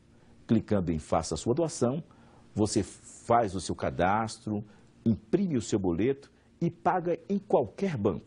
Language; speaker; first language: Portuguese; native; Portuguese